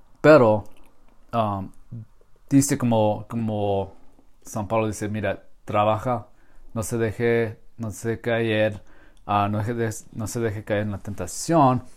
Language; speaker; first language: Spanish; non-native, learner; English